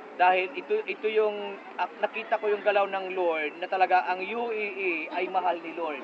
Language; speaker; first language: Filipino; native; Filipino